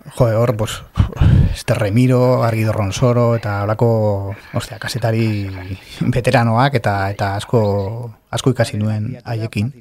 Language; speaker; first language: Basque; non-native, local second language; Spanish